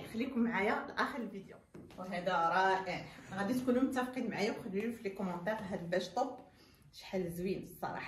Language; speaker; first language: Arabic; native; Arabic